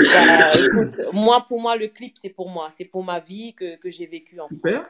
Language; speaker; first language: French; non-native, local second language; Morisyen